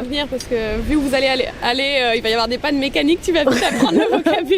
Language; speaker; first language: French; native; French